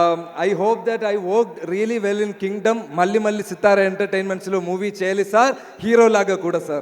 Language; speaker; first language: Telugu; non-native, learner; Malayalam